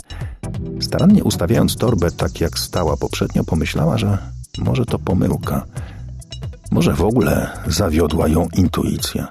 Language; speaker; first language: Polish; native; Polish